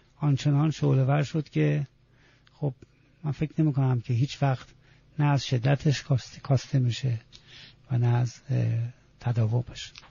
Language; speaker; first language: Persian; non-native, local second language; Azerbaijani